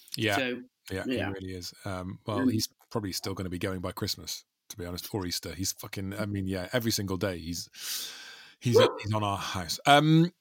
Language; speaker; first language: English; native; English